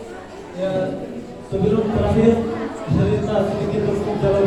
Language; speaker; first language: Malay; non-native, learner; Arabic